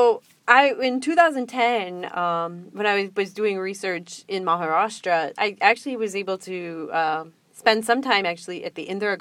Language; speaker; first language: English; native; English